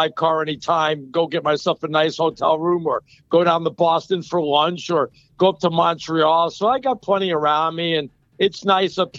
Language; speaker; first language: English; native; English